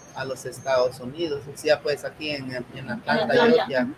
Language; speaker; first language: Spanish; native; Spanish